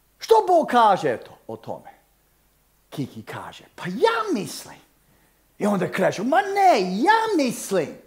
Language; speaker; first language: Croatian; early bilingual, heritage; Croatian